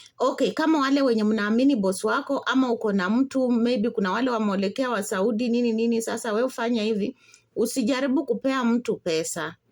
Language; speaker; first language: Swahili; non-native, local second language; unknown